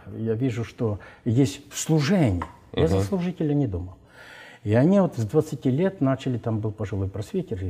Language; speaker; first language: Russian; non-native, local second language; Ukrainian